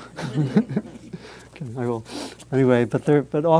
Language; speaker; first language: English; native; English